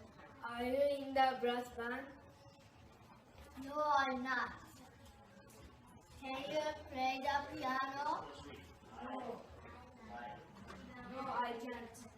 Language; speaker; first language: English; non-native, learner; Japanese